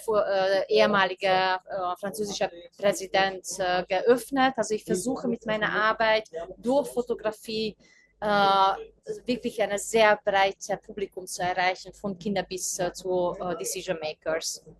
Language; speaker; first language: German; non-native, fluent; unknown